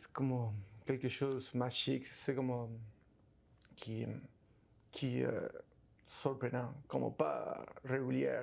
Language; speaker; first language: French; non-native, learner; Spanish